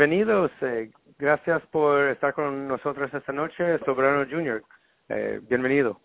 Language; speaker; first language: Spanish; non-native, learner; English